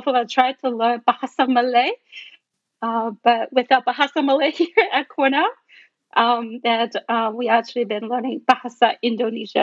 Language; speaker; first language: English; non-native, fluent; Min Nan Chinese